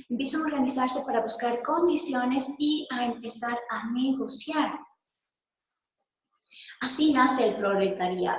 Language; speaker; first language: Spanish; native; Spanish